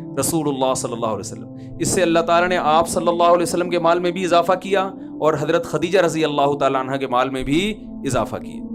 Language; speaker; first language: Urdu; native; Urdu